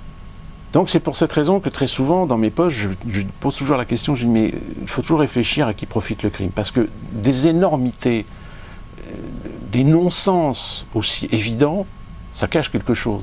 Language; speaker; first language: French; native; French